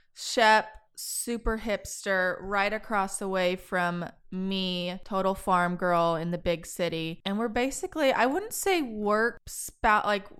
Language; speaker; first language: English; native; English